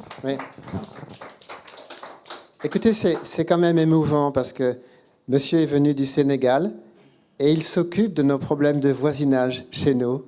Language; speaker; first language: French; native; French